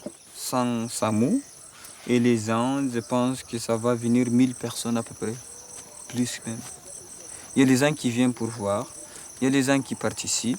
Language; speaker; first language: French; non-native, local second language; Fula